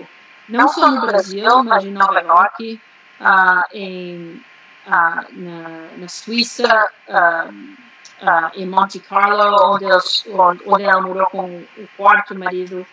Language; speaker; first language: Portuguese; early bilingual, heritage; Portuguese